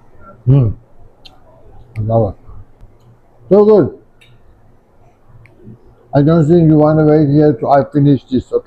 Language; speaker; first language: English; non-native, learner; Persian